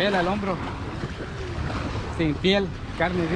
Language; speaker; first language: Spanish; native; Spanish